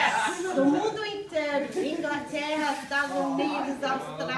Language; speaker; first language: Portuguese; non-native, learner; English